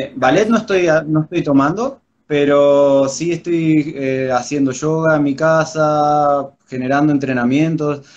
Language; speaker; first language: Spanish; native; Spanish